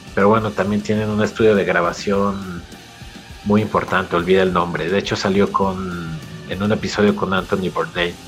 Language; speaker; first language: English; non-native, fluent; Spanish